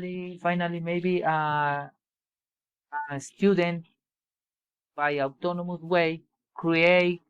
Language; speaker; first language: English; non-native, learner; Spanish